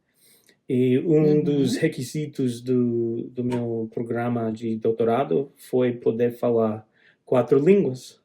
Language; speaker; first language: Portuguese; non-native, fluent; English